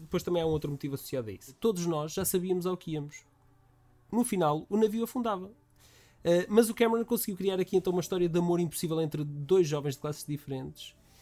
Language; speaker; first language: Portuguese; native; Portuguese